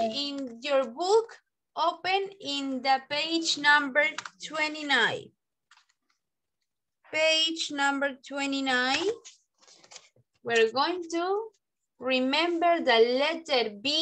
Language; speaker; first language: English; non-native, learner; Spanish